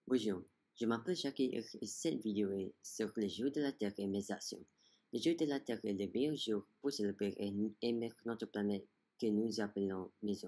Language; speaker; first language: French; non-native, learner; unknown